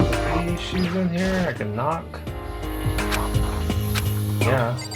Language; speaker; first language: English; native; English